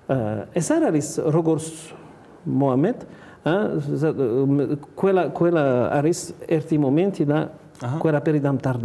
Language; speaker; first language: Georgian; non-native, learner; French